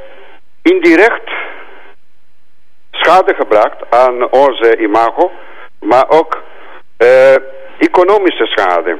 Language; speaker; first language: Dutch; non-native, fluent; Greek